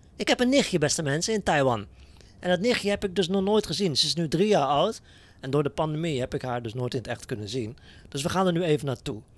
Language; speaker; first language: Dutch; native; Dutch